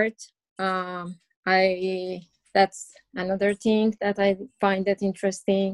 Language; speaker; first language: English; non-native, learner; Persian